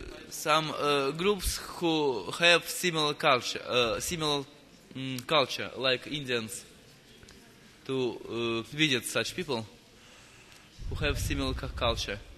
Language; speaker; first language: English; non-native, fluent; Russian